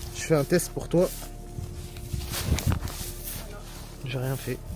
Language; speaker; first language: French; native; French